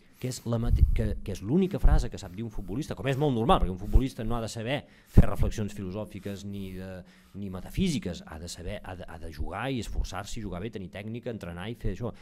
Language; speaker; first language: Catalan; native; Catalan